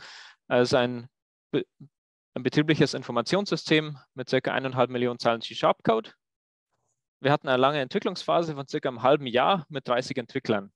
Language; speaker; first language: German; native; German